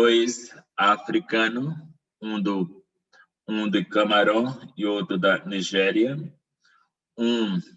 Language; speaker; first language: Portuguese; non-native, learner; Spanish